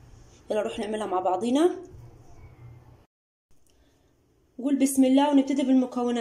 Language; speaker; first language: Arabic; native; Arabic